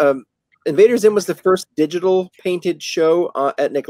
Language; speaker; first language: English; native; English